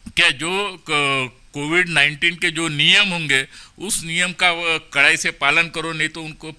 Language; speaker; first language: Hindi; non-native, local second language; Marathi